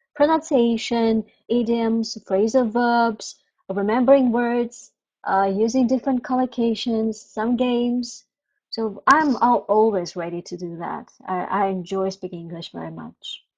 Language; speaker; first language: English; non-native, fluent; Russian